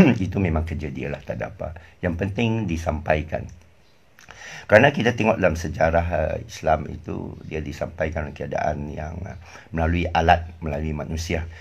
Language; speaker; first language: Malay; non-native, local second language; English